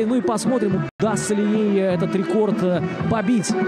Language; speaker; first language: Russian; native; Russian